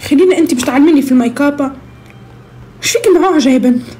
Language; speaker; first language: Arabic; native; Arabic